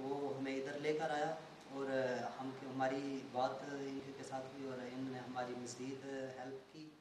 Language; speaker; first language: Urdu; non-native, local second language; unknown